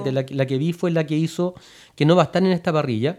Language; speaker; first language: Spanish; native; Spanish